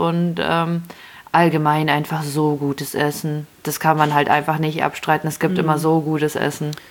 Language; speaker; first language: German; early bilingual, other home language; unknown